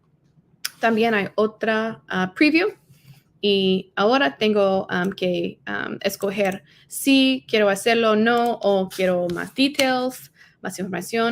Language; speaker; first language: Spanish; non-native, learner; English